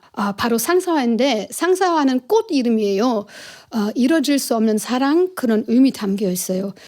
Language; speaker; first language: Korean; non-native, fluent; German